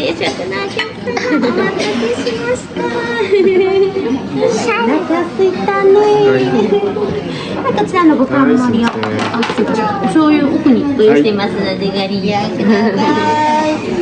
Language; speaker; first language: Japanese; native; Japanese